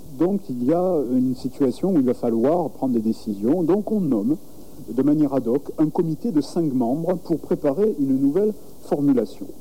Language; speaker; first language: French; native; French